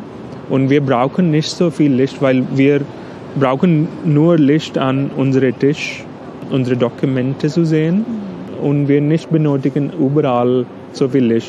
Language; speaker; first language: German; non-native, learner; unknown